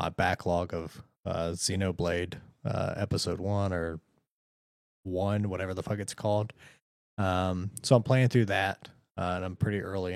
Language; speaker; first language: English; native; English